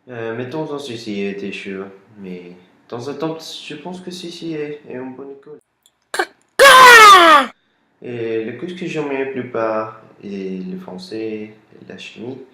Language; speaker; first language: French; non-native, learner; Spanish